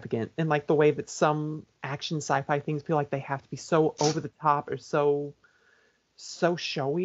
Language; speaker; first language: English; native; English